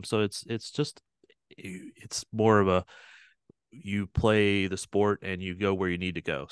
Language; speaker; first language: English; native; English